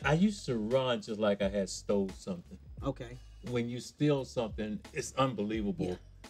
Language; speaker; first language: English; native; English